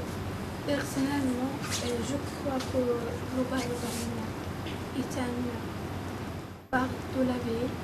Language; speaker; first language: French; non-native, learner; Arabic